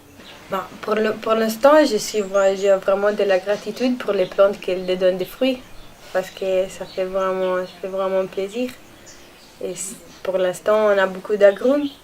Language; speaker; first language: French; non-native, fluent; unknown